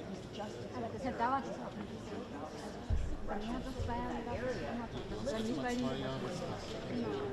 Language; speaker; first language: German; native; German